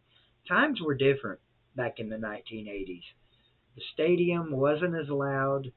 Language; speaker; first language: English; native; English